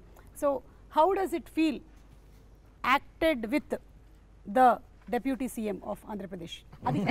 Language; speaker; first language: Telugu; native; Telugu